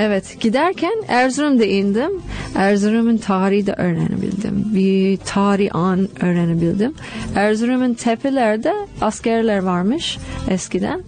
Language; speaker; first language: Turkish; non-native, fluent; English